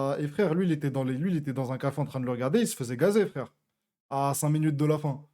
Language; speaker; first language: French; native; French